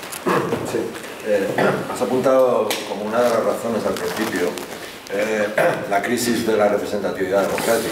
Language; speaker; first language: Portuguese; non-native, learner; Spanish